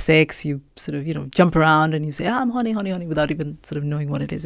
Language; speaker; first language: English; non-native, local second language; Malayalam